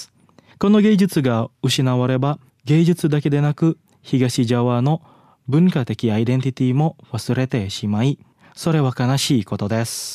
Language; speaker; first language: Japanese; non-native, fluent; Indonesian